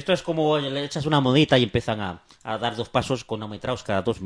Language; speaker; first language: Spanish; native; Spanish